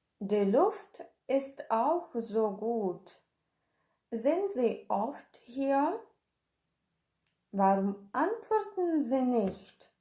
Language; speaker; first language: German; non-native, fluent; Ukrainian